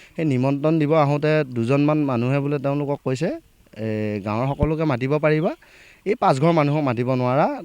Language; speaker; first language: Assamese; native; Assamese